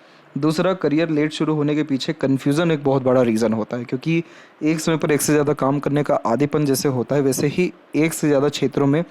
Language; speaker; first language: Hindi; native; Hindi